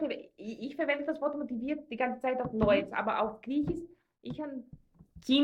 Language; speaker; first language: German; non-native, fluent; Greek